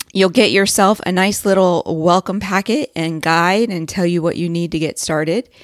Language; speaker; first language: English; native; English